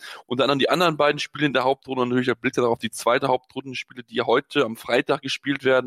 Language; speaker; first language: German; native; German